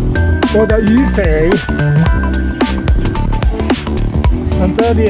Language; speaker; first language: Chinese; non-native, fluent; Italian